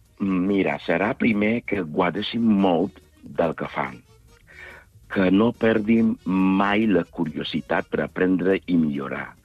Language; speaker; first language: Catalan; non-native, fluent; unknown